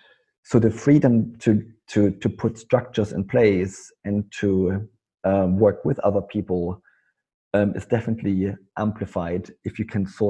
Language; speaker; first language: English; non-native, fluent; German